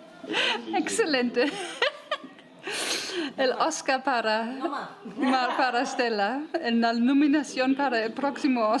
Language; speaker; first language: Spanish; non-native, learner; German